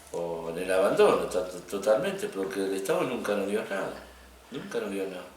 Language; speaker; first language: Spanish; native; Spanish